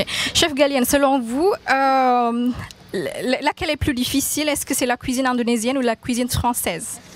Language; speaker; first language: French; non-native, fluent; Indonesian